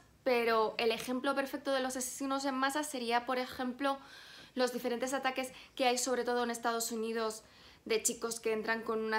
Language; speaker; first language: Spanish; native; Spanish